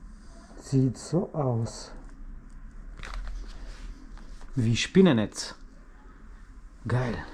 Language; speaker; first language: German; non-native, learner; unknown